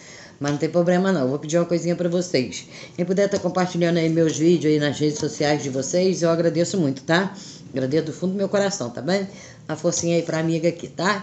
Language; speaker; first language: Portuguese; native; Portuguese